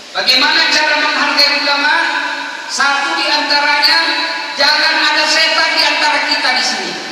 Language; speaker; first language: Indonesian; non-native, local second language; Buginese